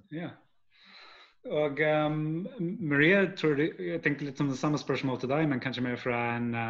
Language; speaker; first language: Norwegian; non-native, fluent; English